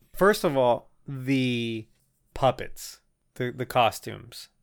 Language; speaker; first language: English; non-native, fluent; Spanish